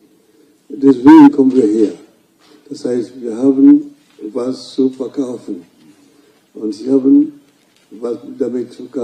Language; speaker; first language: German; non-native, fluent; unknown